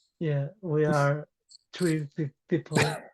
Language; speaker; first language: English; non-native, learner; Spanish